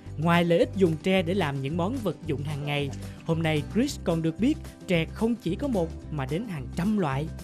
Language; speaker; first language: Vietnamese; native; Vietnamese